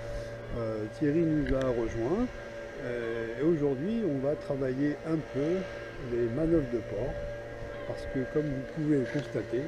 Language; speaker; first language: French; native; French